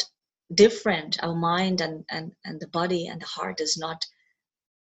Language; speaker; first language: English; non-native, local second language; Malayalam